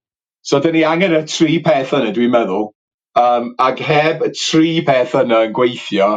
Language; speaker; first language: Welsh; native; Welsh